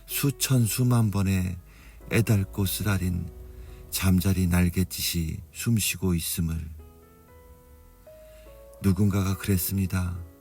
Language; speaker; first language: Korean; native; Korean